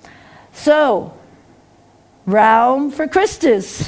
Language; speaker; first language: German; non-native, fluent; English